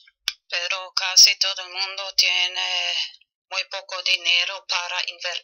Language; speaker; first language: Spanish; non-native, fluent; German